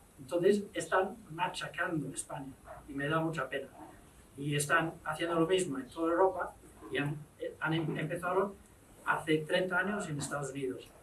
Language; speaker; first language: Spanish; non-native, fluent; English